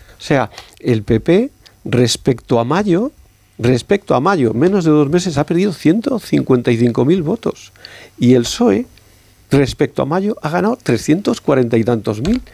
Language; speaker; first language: Spanish; native; Spanish